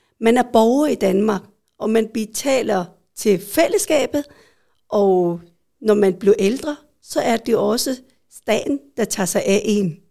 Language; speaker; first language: Danish; early bilingual, other home language; Vietnamese